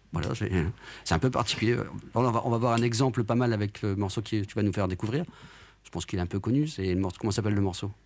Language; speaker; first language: French; native; French